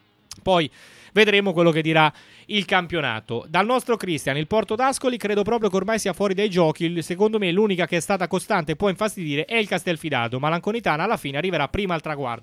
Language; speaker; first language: Italian; native; Italian